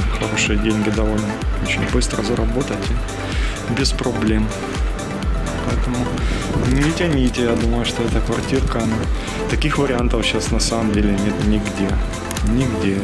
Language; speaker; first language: Russian; native; Russian